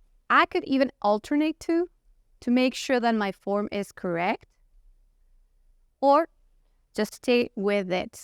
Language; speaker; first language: English; non-native, fluent; Italian